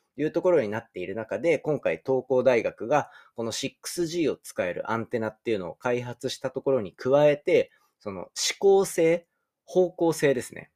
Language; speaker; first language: Japanese; native; Japanese